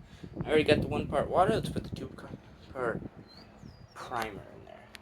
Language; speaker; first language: English; native; English